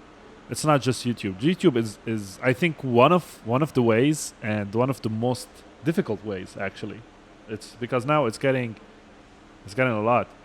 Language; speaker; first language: English; non-native, local second language; Arabic